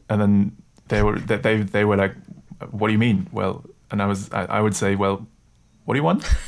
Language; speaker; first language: English; non-native, fluent; German